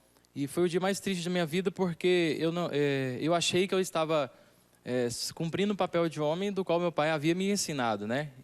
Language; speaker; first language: Portuguese; native; Portuguese